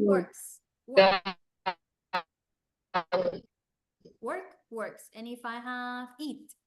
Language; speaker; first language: English; non-native, fluent; Spanish